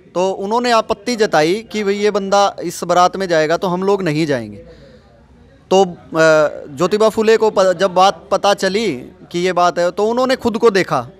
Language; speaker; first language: Hindi; native; Hindi